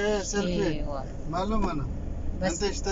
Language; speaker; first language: Arabic; non-native, learner; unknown